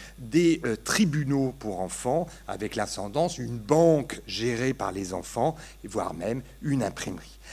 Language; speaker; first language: French; native; French